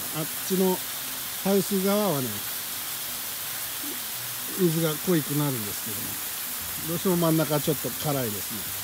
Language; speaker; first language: Japanese; native; Japanese